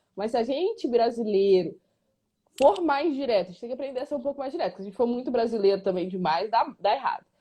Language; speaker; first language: Portuguese; native; Portuguese